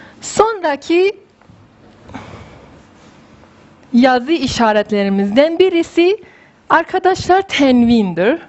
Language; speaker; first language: Turkish; non-native, fluent; Persian